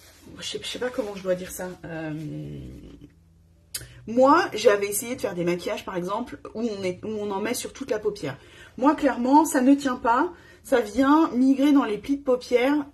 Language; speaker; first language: French; native; French